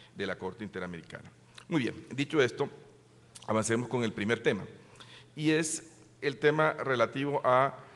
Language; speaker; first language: Spanish; native; Spanish